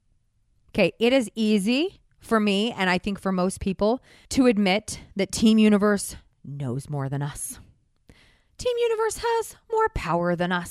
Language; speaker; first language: English; native; English